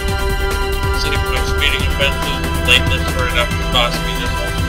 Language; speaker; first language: English; native; English